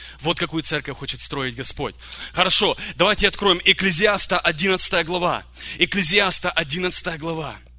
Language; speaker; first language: Russian; early bilingual, other home language; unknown